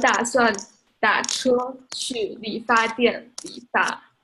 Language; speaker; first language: Chinese; non-native, fluent; English